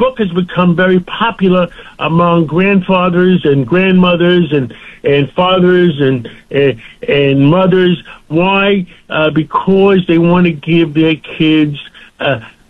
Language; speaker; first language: English; non-native, local second language; Greek